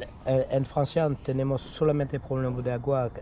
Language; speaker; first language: Spanish; non-native, learner; French